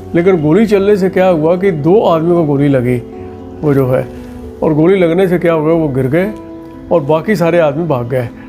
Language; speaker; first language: Hindi; non-native, local second language; Punjabi